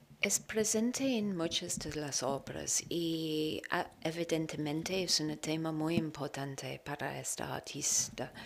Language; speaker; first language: Spanish; non-native, learner; English